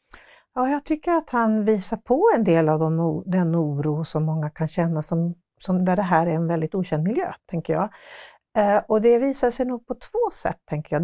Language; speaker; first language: Swedish; native; Swedish